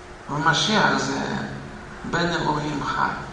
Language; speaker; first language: Hebrew; non-native, fluent; Russian